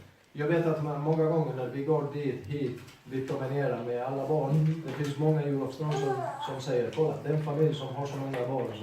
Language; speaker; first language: Swedish; non-native, fluent; Spanish